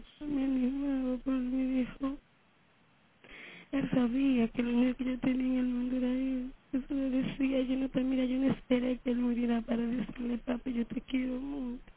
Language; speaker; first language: Spanish; native; Spanish